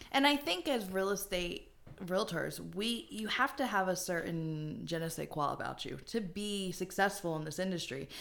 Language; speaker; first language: English; native; English